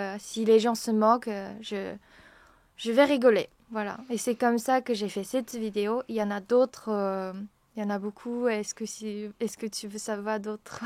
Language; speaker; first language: French; non-native, fluent; Japanese